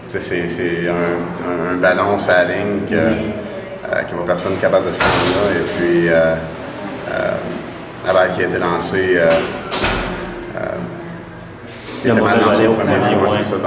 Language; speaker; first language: French; native; French